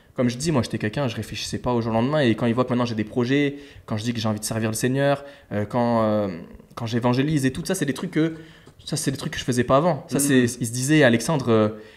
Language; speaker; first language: French; native; French